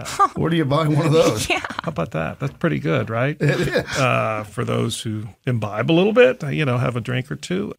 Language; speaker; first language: English; native; English